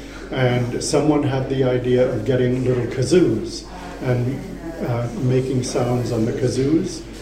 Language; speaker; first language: English; native; English